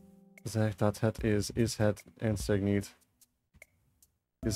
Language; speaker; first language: Dutch; non-native, learner; English